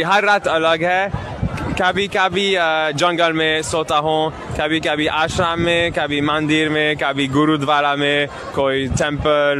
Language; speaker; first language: Hindi; non-native, learner; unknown